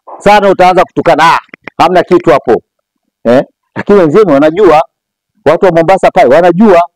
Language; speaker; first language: Swahili; native; Swahili